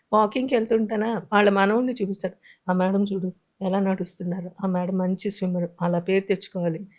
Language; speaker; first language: Telugu; native; Telugu